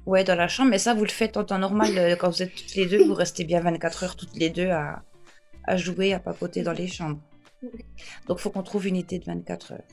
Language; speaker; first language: French; native; French